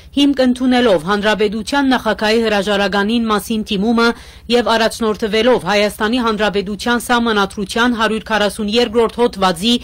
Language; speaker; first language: Armenian; early bilingual, heritage; Armenian